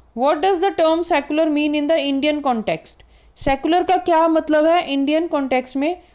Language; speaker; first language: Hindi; non-native, local second language; Punjabi